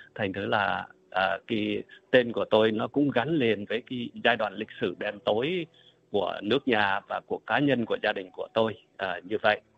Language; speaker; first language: Vietnamese; native; Vietnamese